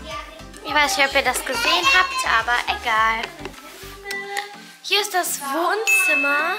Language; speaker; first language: German; early bilingual, other home language; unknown